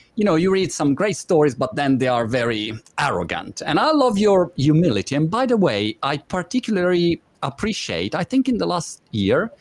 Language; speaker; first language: English; non-native, fluent; Italian